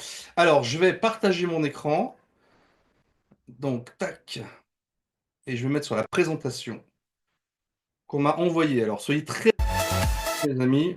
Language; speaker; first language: French; native; French